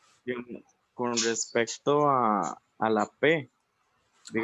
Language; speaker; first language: Spanish; native; Spanish